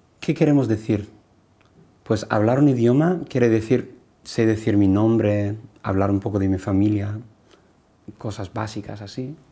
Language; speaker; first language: Spanish; non-native, fluent; English